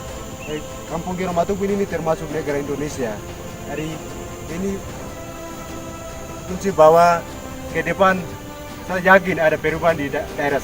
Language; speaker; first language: Indonesian; non-native, local second language; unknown